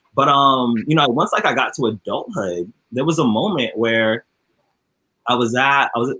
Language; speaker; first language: English; native; English